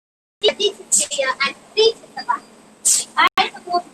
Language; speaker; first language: Russian; non-native, learner; Chinese